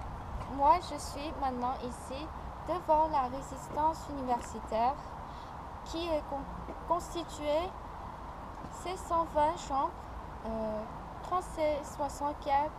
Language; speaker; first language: French; non-native, learner; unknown